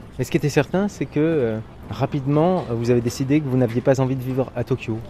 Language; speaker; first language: French; native; French